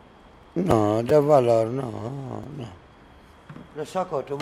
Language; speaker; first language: Spanish; non-native, learner; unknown